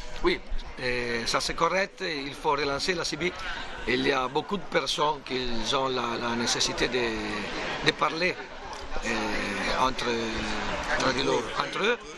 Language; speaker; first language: French; non-native, learner; Italian